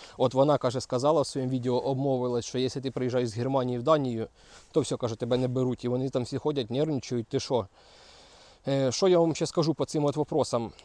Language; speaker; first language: Ukrainian; non-native, local second language; Russian